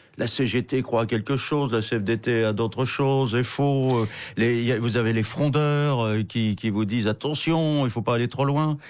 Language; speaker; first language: French; native; French